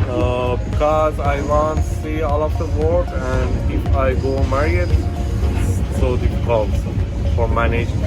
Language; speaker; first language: English; non-native, learner; Persian